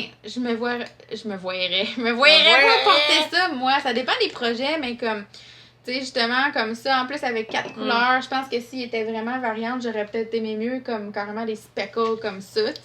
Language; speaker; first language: French; native; French